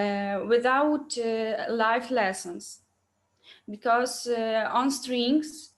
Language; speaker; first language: English; non-native, learner; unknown